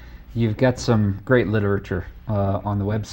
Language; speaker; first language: English; native; English